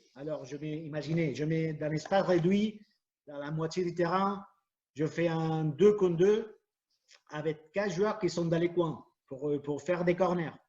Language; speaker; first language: French; non-native, fluent; Spanish